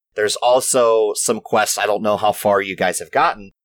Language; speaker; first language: English; native; English